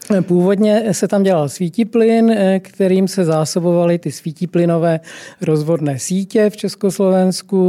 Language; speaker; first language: Czech; native; Czech